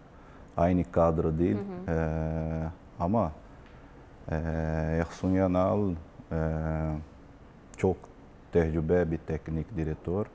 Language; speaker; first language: Turkish; non-native, learner; Portuguese